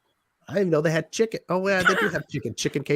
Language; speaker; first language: English; native; English